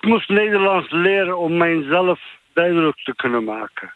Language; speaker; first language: Dutch; non-native, fluent; Turkish